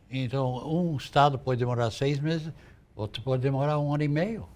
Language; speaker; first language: Portuguese; non-native, fluent; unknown